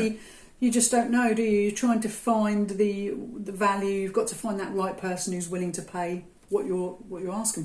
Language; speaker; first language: English; native; English